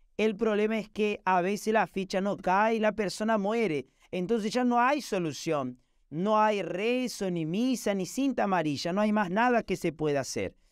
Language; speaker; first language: Spanish; non-native, fluent; Portuguese